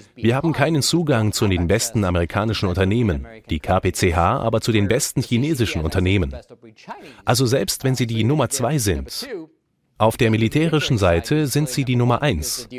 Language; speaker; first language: German; non-native, fluent; French